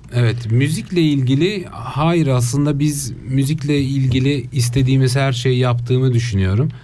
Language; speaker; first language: Turkish; early bilingual, heritage; Turkish